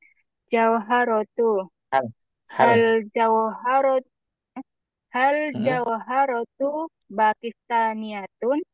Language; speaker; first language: Arabic; non-native, learner; Indonesian